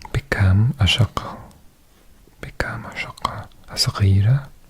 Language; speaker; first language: Arabic; non-native, learner; English